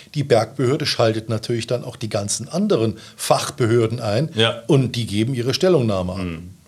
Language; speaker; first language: German; native; German